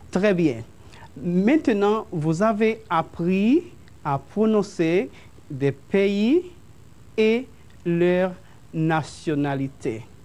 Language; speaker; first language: French; non-native, fluent; Spanish